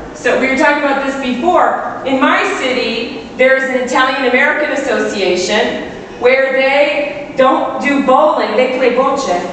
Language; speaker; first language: English; native; English